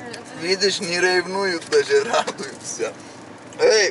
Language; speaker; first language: Russian; non-native, learner; Turkish